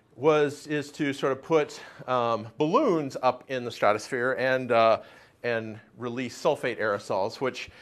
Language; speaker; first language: English; native; English